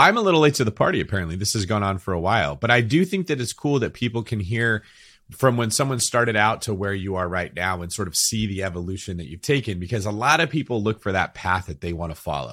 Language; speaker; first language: English; native; English